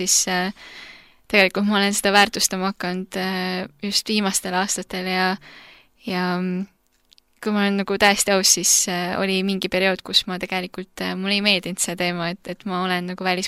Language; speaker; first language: Estonian; early bilingual, other home language; Korean